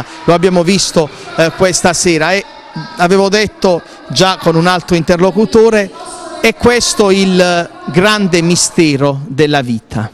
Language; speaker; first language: Italian; native; Italian